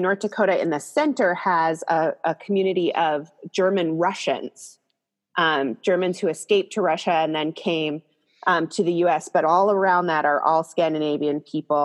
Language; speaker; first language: English; native; English